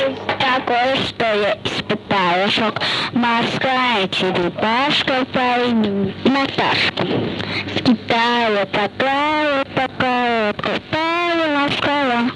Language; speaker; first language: Russian; native; Russian